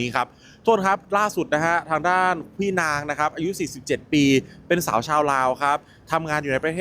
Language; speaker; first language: Thai; native; Thai